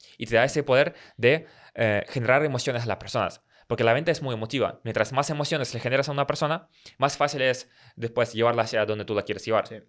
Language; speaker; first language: Spanish; early bilingual, other home language; Russian